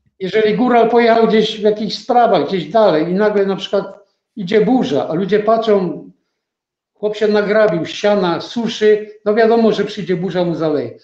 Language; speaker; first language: Polish; native; Polish